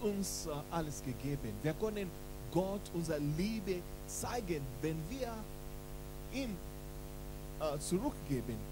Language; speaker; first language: German; non-native, learner; English